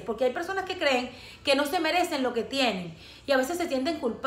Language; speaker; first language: Spanish; native; Spanish